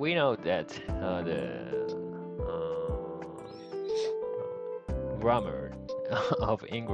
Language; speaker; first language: English; non-native, learner; Japanese